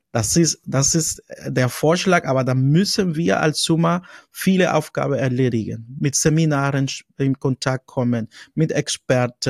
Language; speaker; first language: German; non-native, fluent; Spanish